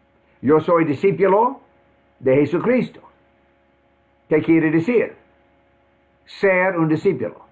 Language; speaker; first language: Spanish; non-native, fluent; English